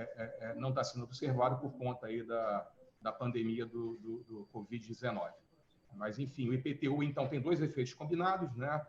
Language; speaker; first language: Portuguese; native; Portuguese